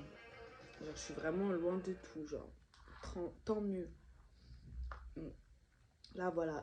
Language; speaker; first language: French; native; French